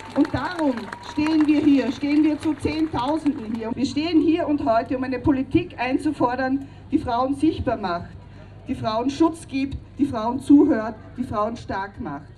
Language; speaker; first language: German; native; German